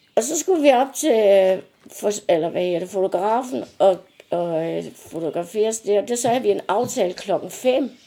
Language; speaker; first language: Danish; native; Danish